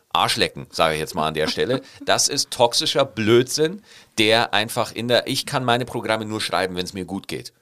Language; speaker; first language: German; native; German